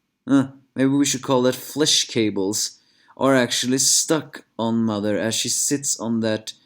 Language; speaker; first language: English; non-native, fluent; Swedish